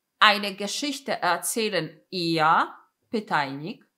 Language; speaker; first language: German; non-native, fluent; Polish